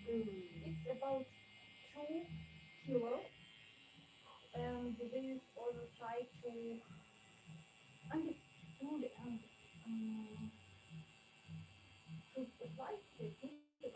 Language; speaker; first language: English; non-native, learner; Ukrainian